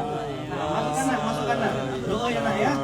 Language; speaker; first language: Indonesian; native; Indonesian